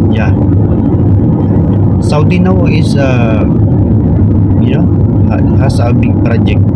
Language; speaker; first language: English; non-native, learner; Filipino